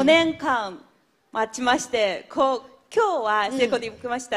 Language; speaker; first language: Japanese; non-native, fluent; Chinese